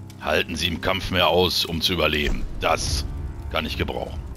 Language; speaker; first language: German; native; German